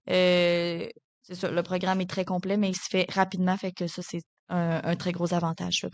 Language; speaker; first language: French; native; French